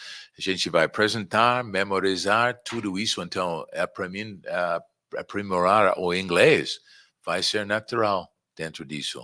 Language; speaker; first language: Portuguese; non-native, fluent; English